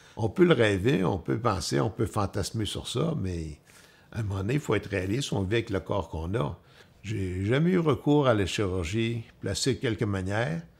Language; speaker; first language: French; native; French